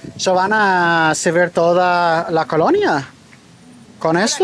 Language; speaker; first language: Spanish; non-native, learner; English